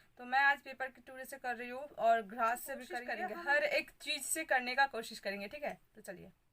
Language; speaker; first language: Hindi; non-native, local second language; Bangla